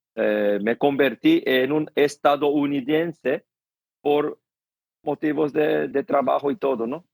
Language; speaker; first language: Spanish; non-native, fluent; Korean